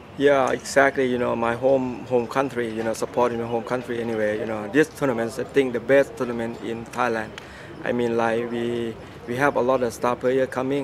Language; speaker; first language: English; non-native, learner; Thai